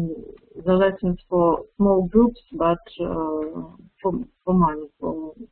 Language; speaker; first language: English; non-native, fluent; Russian